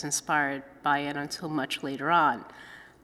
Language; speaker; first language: English; early bilingual, other home language; Cantonese